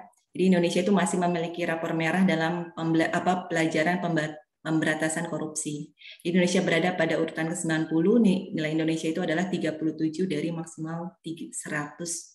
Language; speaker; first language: Indonesian; native; Indonesian